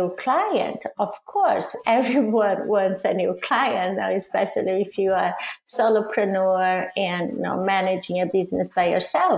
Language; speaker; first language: English; non-native, fluent; Portuguese